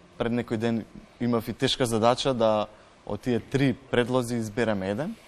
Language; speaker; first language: Macedonian; native; Macedonian